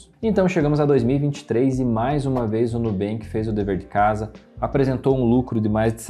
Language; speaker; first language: Portuguese; native; Portuguese